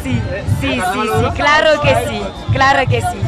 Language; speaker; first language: Spanish; non-native, learner; French